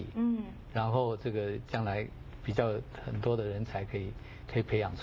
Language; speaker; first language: Chinese; native; Chinese